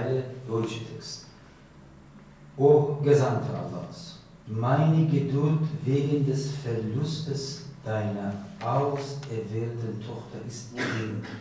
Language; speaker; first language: German; non-native, learner; Persian